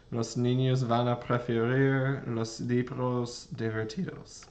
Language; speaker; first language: Spanish; non-native, learner; English